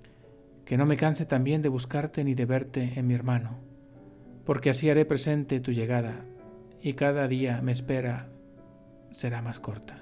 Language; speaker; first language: Spanish; native; Spanish